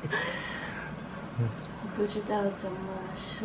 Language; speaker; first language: Chinese; non-native, learner; English